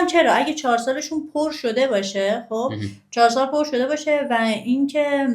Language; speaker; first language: Persian; native; Persian